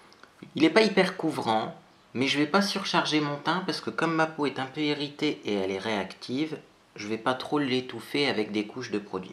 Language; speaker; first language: French; native; French